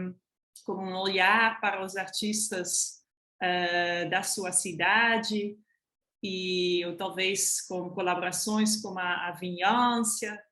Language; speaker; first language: Portuguese; non-native, fluent; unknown